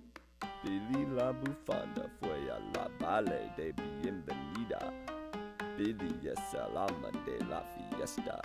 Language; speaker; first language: Spanish; non-native, learner; English